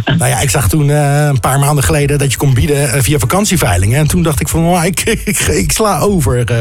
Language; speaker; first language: Dutch; native; Dutch